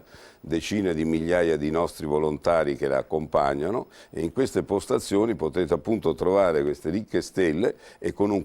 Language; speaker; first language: Italian; native; Italian